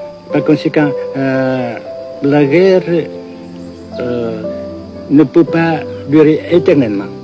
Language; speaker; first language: French; non-native, local second language; Vietnamese